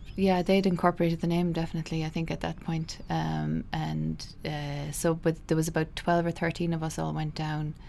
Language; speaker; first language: English; native; English